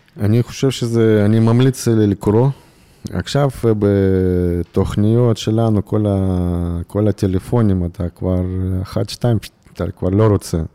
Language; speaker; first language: Hebrew; non-native, fluent; Russian